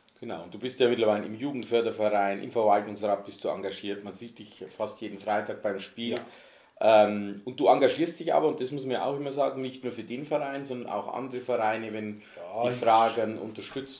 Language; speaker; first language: German; native; German